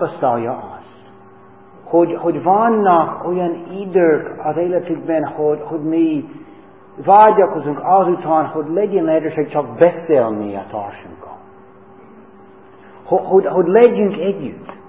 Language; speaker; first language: Hungarian; non-native, fluent; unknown